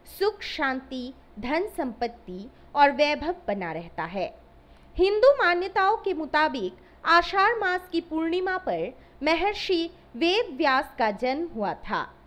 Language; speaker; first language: Hindi; non-native, local second language; Assamese